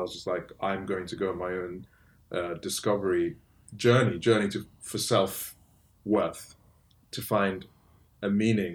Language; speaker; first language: English; native; English